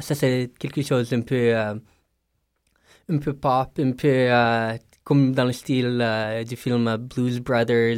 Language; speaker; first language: French; non-native, local second language; English